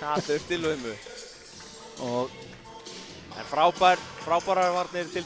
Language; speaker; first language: Icelandic; native; Icelandic